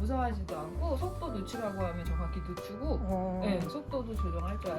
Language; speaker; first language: Korean; native; Korean